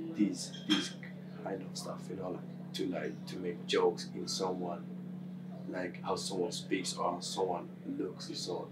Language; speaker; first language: English; non-native, fluent; Swedish